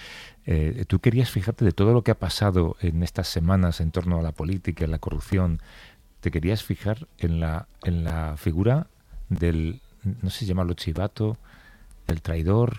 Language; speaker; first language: Spanish; native; Spanish